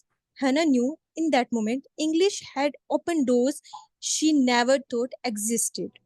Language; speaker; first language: English; non-native, learner; Urdu